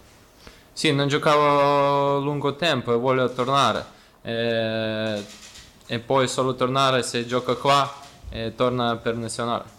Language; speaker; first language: Italian; non-native, learner; Ukrainian